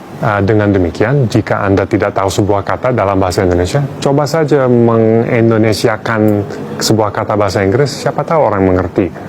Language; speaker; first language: Indonesian; non-native, fluent; English